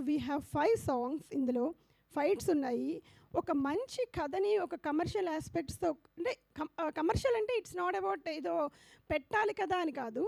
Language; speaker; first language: Telugu; native; Telugu